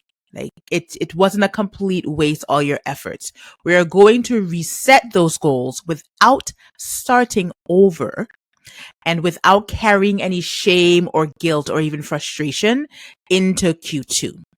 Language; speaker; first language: English; native; English